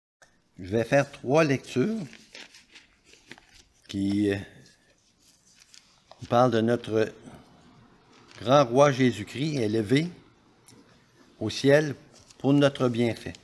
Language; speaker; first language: French; native; French